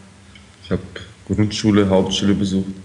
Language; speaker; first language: German; early bilingual, other home language; Ukrainian